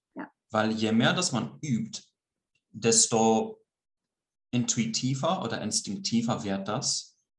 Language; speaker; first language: German; early bilingual, heritage; Swiss German